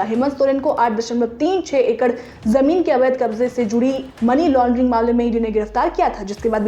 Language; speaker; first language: Hindi; native; Hindi